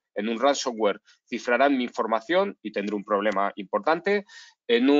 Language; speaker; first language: Spanish; native; Spanish